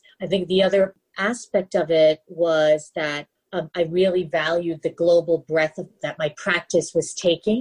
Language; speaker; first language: English; native; English